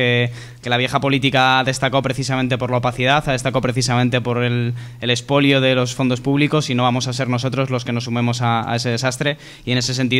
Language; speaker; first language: Spanish; native; Spanish